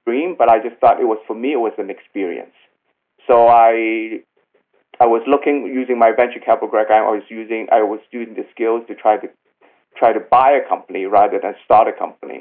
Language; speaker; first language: English; non-native, local second language; Cantonese